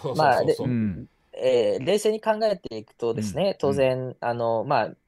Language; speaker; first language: Japanese; native; Japanese